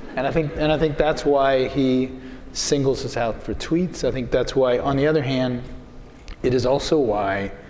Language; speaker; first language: English; native; English